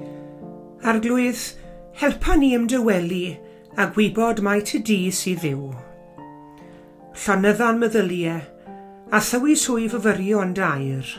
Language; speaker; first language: Welsh; native; Welsh